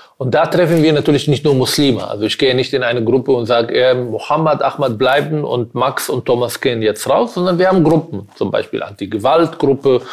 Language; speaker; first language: German; non-native, fluent; Arabic